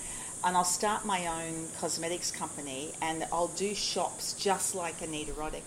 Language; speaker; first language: English; native; English